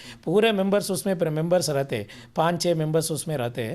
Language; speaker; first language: Hindi; non-native, local second language; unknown